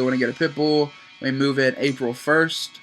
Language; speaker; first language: English; native; English